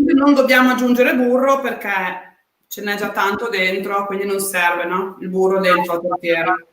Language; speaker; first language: Italian; native; Italian